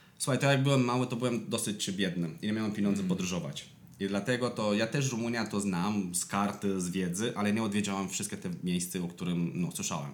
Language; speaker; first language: Polish; non-native, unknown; Romanian